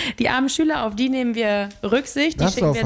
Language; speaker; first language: German; native; German